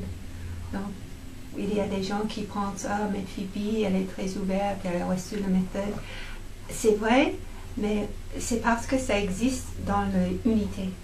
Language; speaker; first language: French; non-native, fluent; English